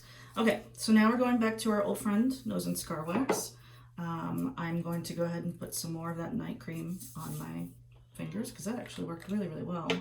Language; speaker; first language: English; native; English